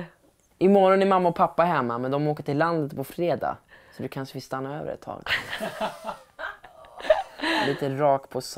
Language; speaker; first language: Swedish; native; Swedish